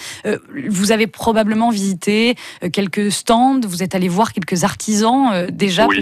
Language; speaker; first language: French; native; French